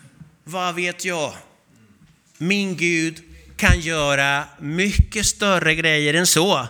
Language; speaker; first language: Swedish; non-native, fluent; Spanish